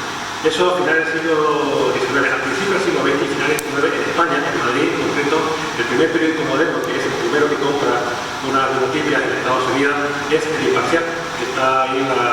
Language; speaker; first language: Spanish; native; Spanish